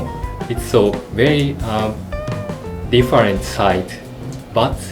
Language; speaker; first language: English; non-native, learner; Japanese